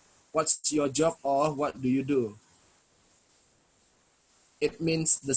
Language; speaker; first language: English; non-native, fluent; Indonesian